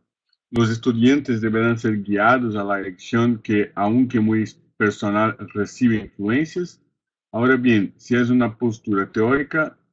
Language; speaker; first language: Spanish; non-native, fluent; Portuguese